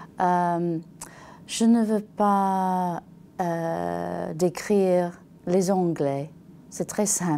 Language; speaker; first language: French; non-native, learner; English